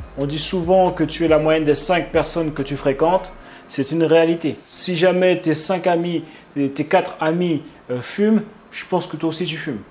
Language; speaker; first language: French; native; French